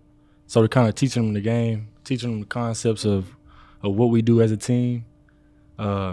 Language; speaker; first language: English; native; English